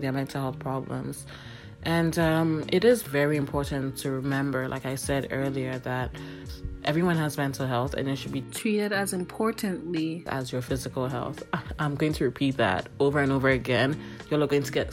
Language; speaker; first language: English; non-native, local second language; Akan